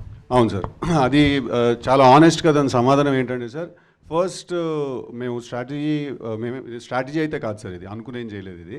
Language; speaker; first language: Telugu; native; Telugu